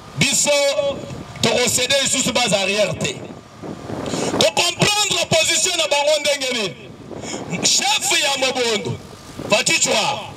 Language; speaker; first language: Lingala; native; Lingala